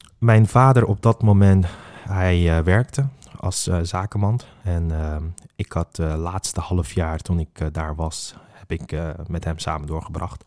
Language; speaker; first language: Dutch; non-native, fluent; Uyghur